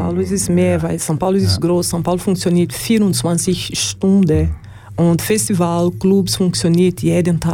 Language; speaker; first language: German; non-native, learner; Portuguese